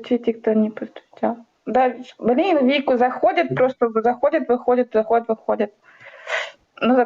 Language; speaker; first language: Russian; native; Russian